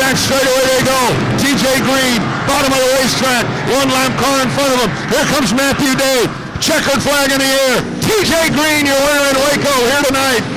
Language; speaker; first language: English; native; English